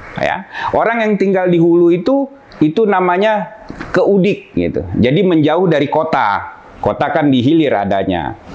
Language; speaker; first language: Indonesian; native; Indonesian